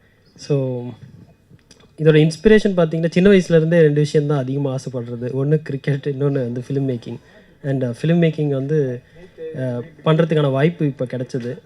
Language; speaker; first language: Tamil; native; Tamil